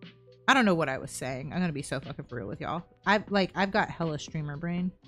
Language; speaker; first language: English; native; English